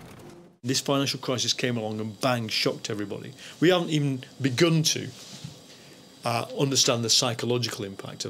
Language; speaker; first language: English; native; English